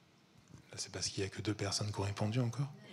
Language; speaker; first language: French; native; French